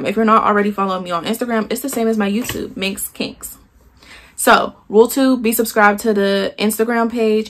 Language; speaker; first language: English; native; English